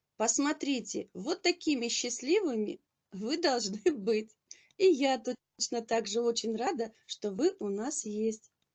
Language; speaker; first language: Russian; native; Russian